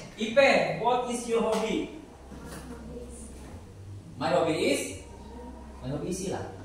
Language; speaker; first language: English; non-native, fluent; Indonesian